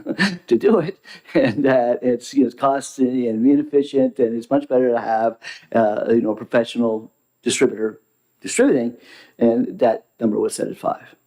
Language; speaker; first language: English; native; English